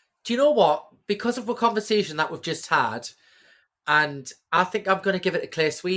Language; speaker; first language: English; native; English